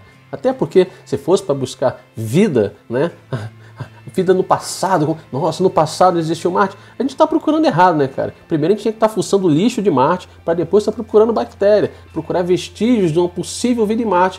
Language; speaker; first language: Portuguese; native; Portuguese